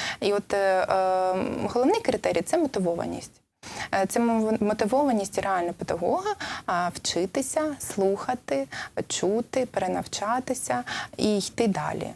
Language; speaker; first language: Ukrainian; native; Ukrainian